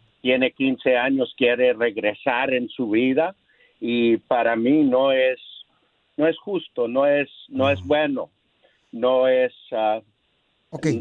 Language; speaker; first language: Spanish; non-native, learner; English